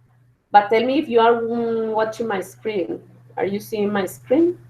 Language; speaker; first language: English; non-native, fluent; Spanish